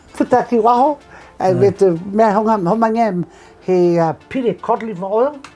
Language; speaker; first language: Māori; native; Māori